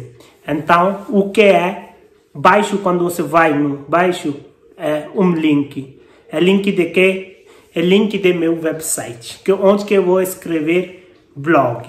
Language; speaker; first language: Portuguese; non-native, learner; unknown